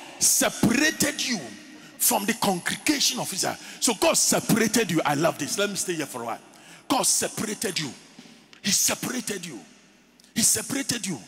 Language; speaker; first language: English; non-native, local second language; Akan